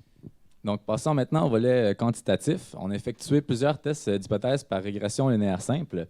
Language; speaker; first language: French; native; French